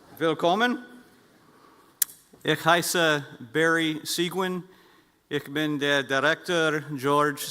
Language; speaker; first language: German; non-native, learner; English